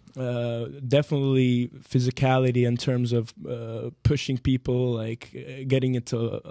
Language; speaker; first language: English; non-native, fluent; Serbian